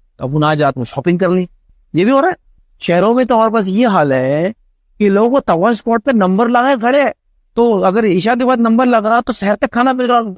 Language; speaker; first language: Urdu; native; Urdu